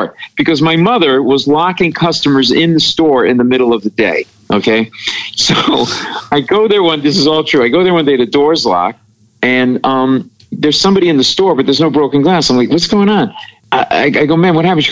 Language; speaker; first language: English; native; English